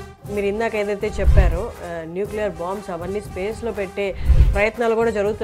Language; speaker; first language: Telugu; native; Telugu